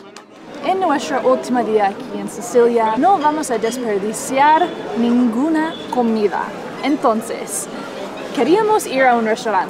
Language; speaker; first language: Spanish; non-native, fluent; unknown